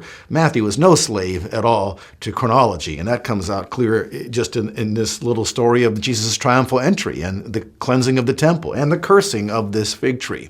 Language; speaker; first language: English; native; English